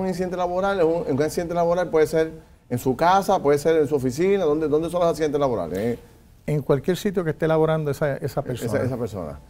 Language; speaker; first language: Spanish; native; Spanish